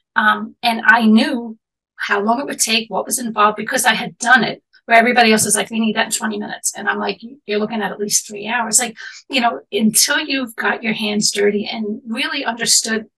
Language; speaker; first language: English; native; English